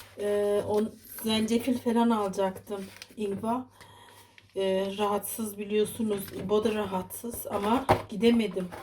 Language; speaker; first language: Turkish; native; Turkish